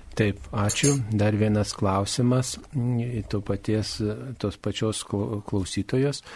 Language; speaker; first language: Lithuanian; native; Lithuanian